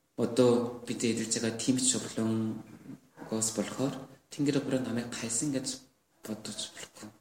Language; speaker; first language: Mongolian; non-native, learner; Korean